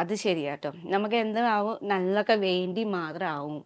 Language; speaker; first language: Malayalam; non-native, learner; Nepali